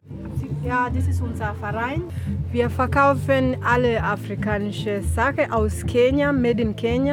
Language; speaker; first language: German; non-native, learner; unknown